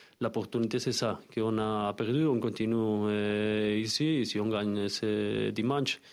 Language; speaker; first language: French; non-native, learner; Spanish